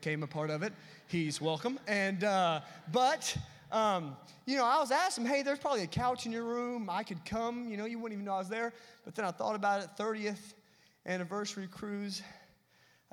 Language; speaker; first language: English; native; English